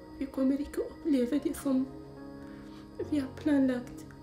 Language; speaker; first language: Norwegian; non-native, learner; Kurdish